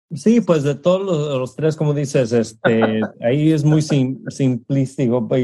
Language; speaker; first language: Spanish; early bilingual, heritage; Spanish